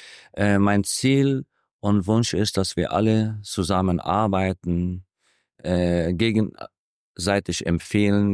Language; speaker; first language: German; non-native, fluent; Arabic